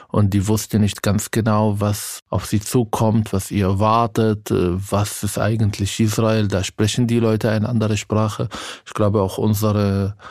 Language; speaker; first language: German; non-native, fluent; Arabic